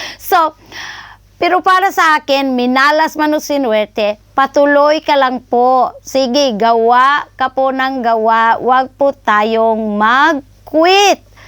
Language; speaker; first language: Filipino; non-native, local second language; Cebuano